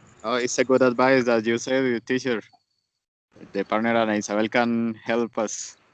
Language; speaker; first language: English; non-native, learner; Spanish